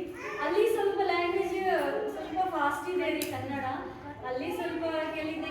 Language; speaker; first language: Kannada; non-native, learner; Telugu